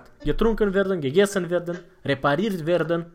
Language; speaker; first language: German; non-native, fluent; Romanian